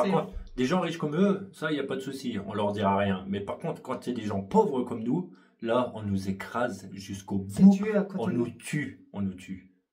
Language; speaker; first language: French; native; French